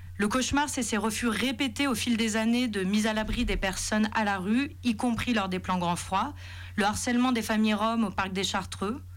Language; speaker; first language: French; native; French